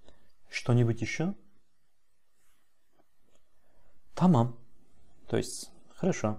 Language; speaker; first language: Russian; non-native, fluent; Turkish